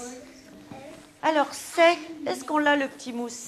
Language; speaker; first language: French; native; French